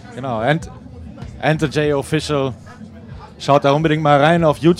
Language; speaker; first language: German; native; German